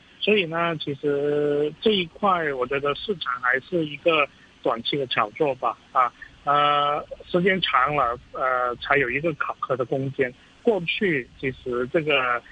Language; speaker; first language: Chinese; native; Chinese